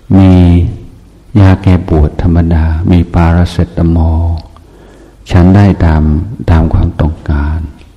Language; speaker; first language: Thai; non-native, fluent; English